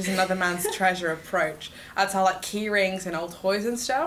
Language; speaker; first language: English; native; English